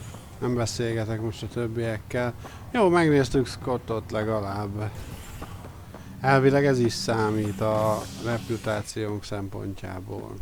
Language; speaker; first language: Hungarian; native; Hungarian